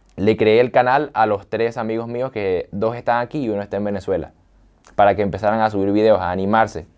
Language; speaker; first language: Spanish; native; Spanish